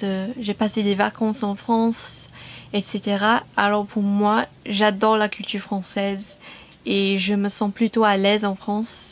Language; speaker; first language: French; non-native, fluent; English